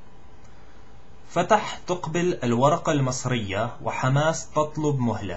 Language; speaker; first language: Arabic; non-native, learner; English